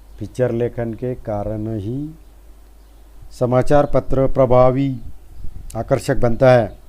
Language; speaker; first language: Hindi; non-native, local second language; Marathi